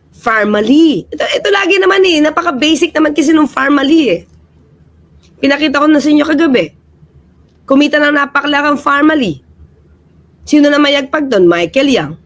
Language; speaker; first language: Filipino; native; Filipino